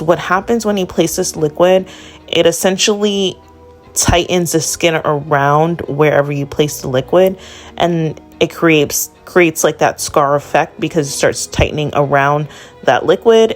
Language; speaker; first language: English; native; English